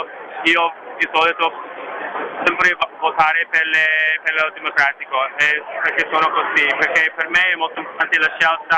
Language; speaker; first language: Italian; non-native, learner; English